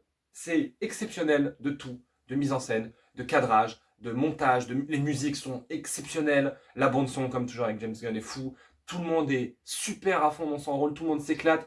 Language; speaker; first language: French; native; French